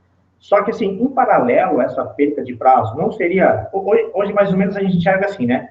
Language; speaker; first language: Portuguese; native; Portuguese